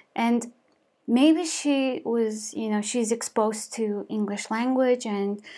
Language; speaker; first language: English; non-native, fluent; Mongolian